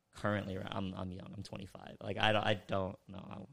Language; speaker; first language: English; early bilingual, other home language; Filipino